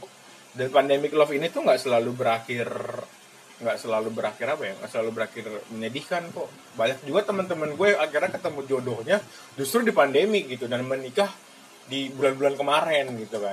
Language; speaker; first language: Indonesian; native; Indonesian